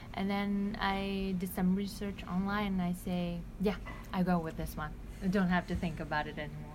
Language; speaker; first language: English; non-native, fluent; Vietnamese